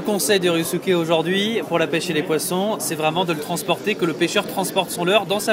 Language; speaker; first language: French; native; French